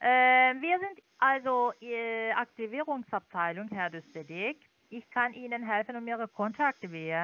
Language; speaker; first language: German; non-native, learner; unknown